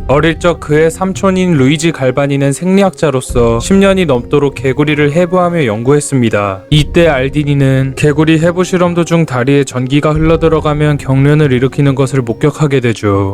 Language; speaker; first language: Korean; native; Korean